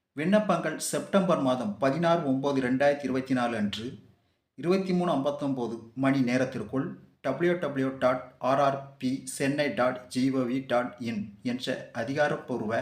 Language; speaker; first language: Tamil; native; Tamil